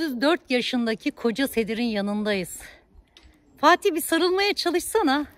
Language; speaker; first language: Turkish; native; Turkish